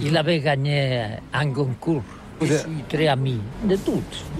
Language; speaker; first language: French; non-native, local second language; Catalan